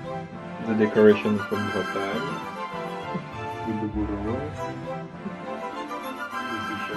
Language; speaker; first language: English; non-native, learner; French